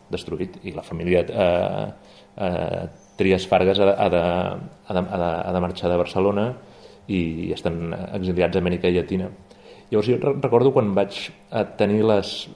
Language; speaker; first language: Catalan; native; Catalan